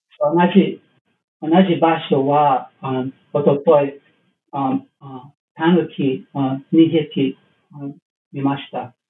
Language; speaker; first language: Japanese; non-native, learner; English